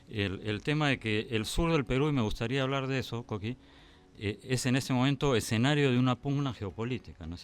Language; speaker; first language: Spanish; native; Spanish